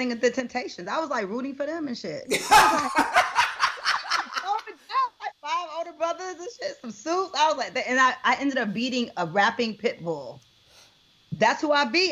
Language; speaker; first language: English; native; English